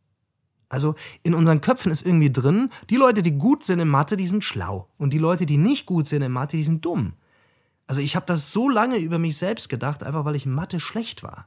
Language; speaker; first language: German; native; German